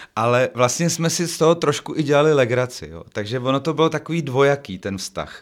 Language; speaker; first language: Czech; native; Czech